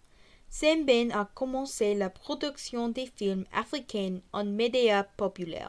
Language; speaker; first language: French; non-native, learner; English